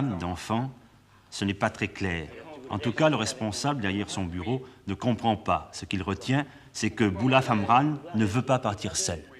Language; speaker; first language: French; native; French